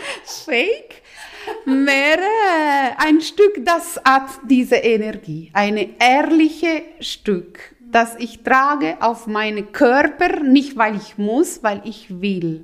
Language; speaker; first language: German; non-native, local second language; Italian